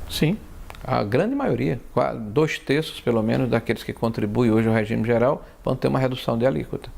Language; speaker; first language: Portuguese; native; Portuguese